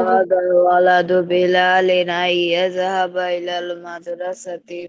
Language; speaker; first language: Arabic; non-native, learner; Bangla